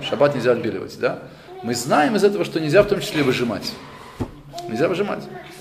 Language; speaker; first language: Russian; native; Russian